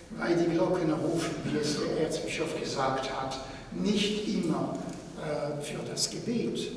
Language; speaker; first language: German; non-native, fluent; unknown